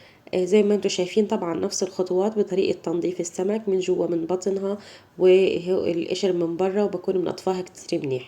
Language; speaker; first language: Arabic; native; Arabic